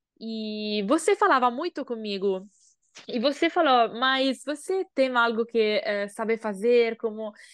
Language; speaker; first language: Portuguese; non-native, learner; Italian